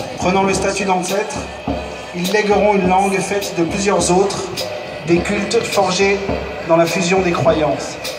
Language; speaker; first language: French; native; French